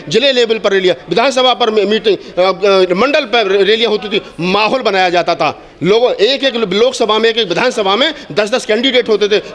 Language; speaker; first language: Hindi; native; Hindi